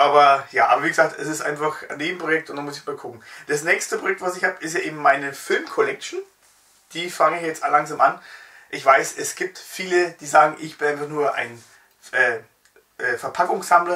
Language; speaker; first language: German; native; German